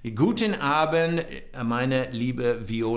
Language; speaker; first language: German; non-native, learner; English